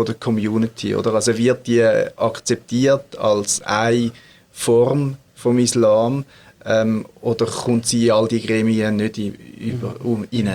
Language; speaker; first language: German; native; German